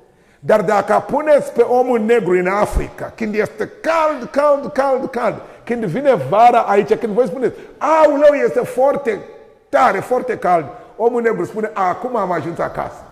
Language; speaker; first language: Romanian; non-native, learner; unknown